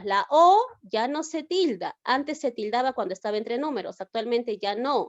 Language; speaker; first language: Spanish; native; Spanish